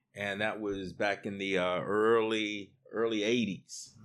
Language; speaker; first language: English; native; English